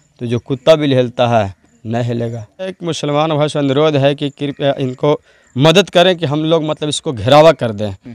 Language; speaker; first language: Hindi; native; Hindi